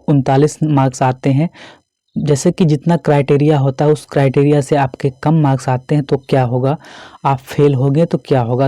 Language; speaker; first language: Hindi; native; Hindi